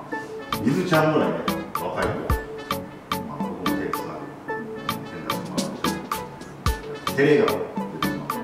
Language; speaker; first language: Japanese; native; Japanese